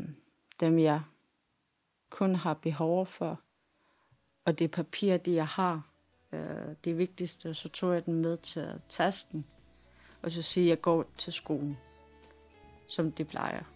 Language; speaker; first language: Danish; non-native, local second language; Kalaallisut